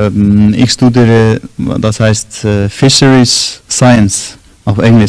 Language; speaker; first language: German; non-native, learner; Icelandic